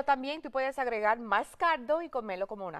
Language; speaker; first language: Spanish; early bilingual, heritage; English